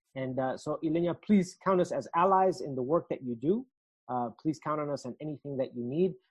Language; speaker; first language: English; early bilingual, other home language; Spanish